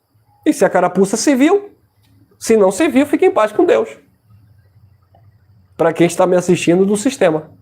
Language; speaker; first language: Portuguese; native; Portuguese